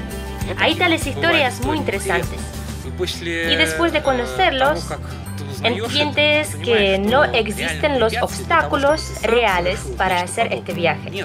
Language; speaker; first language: Spanish; non-native, fluent; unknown